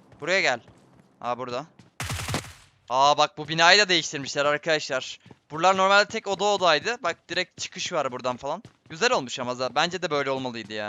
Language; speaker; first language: Turkish; native; Turkish